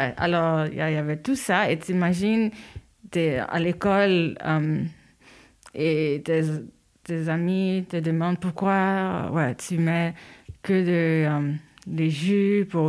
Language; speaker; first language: French; non-native, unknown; Haitian Creole